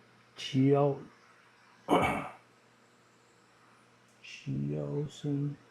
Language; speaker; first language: Chinese; non-native, learner; Dutch